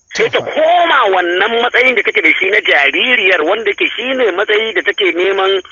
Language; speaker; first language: Hausa; native; Hausa